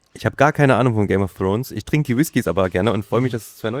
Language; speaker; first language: German; native; German